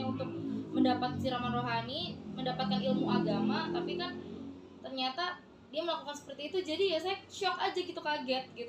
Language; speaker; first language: Indonesian; native; Indonesian